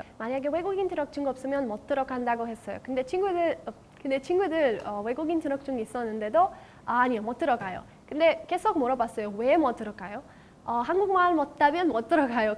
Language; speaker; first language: Korean; non-native, learner; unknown